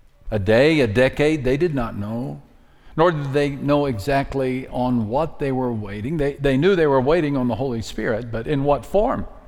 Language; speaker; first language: English; native; English